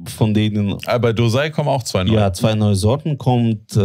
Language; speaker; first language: German; non-native, fluent; Latvian